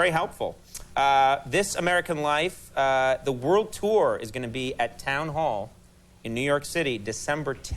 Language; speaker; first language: English; native; English